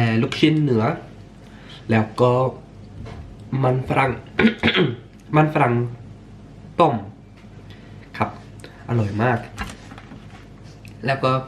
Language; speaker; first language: Thai; early bilingual, heritage; Swedish